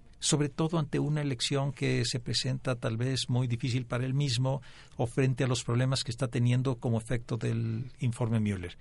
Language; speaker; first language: Spanish; native; Spanish